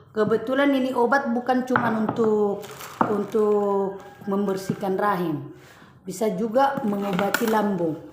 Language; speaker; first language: Indonesian; non-native, local second language; Batak Toba